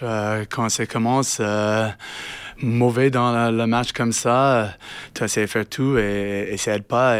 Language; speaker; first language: French; non-native, learner; English